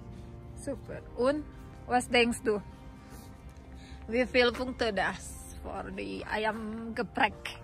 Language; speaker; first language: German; non-native, learner; Indonesian